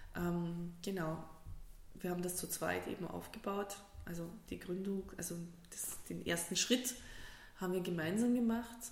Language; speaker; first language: German; early bilingual, other home language; Russian